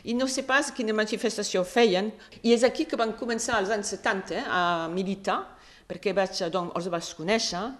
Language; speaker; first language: Catalan; non-native, local second language; French